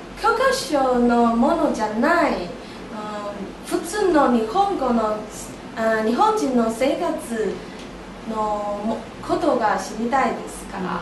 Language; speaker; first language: Japanese; non-native, learner; Chinese